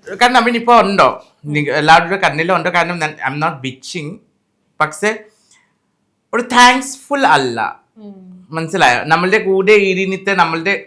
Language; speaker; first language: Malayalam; non-native, fluent; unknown